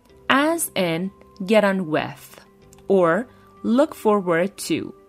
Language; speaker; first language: English; non-native, fluent; Persian